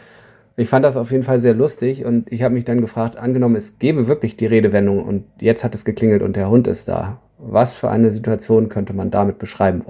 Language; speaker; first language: German; native; German